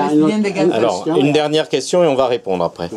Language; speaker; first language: French; native; French